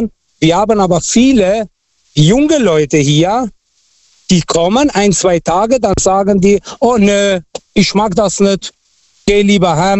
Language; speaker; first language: German; early bilingual, other home language; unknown